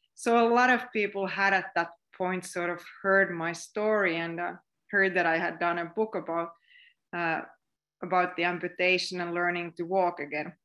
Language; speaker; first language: English; non-native, fluent; Finnish